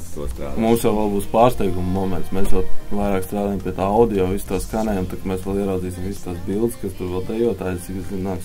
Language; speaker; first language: Latvian; native; Latvian